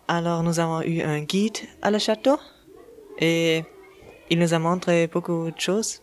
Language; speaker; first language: French; non-native, local second language; German